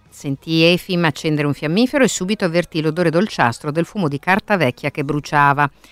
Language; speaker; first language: Italian; native; Italian